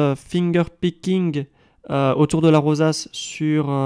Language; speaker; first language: French; native; French